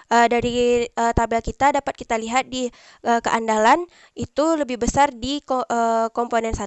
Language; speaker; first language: Indonesian; native; Indonesian